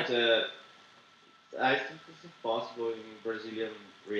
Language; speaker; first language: English; non-native, learner; Portuguese